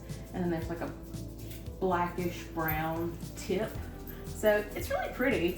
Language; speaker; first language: English; native; English